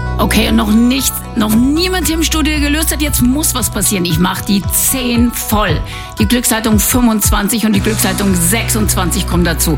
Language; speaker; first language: German; native; German